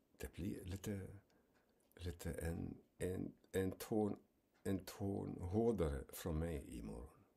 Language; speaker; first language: Swedish; non-native, fluent; German